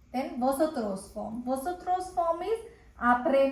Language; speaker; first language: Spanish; non-native, fluent; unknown